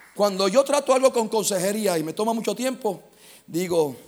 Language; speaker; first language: Spanish; native; Spanish